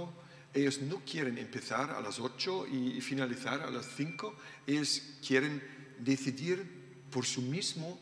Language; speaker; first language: Spanish; non-native, learner; German